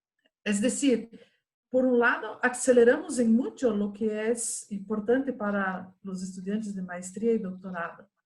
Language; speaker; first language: Spanish; non-native, fluent; Portuguese